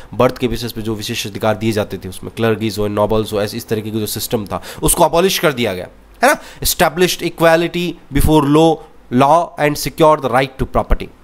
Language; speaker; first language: Hindi; native; Hindi